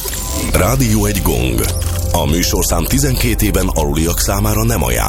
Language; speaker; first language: Hungarian; native; Hungarian